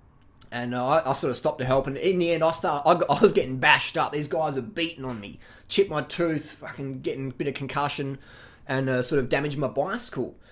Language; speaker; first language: English; native; English